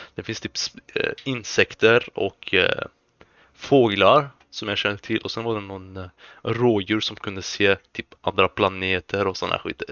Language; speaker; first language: Swedish; early bilingual, other home language; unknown